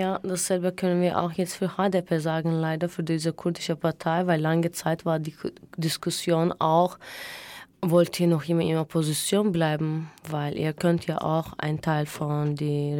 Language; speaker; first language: German; non-native, fluent; Turkish